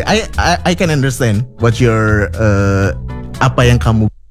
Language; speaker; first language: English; non-native, fluent; Indonesian